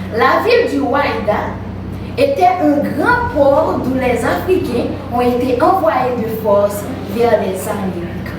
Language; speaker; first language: French; non-native, local second language; Haitian Creole